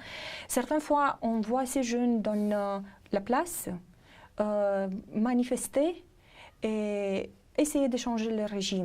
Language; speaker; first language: French; non-native, fluent; Romanian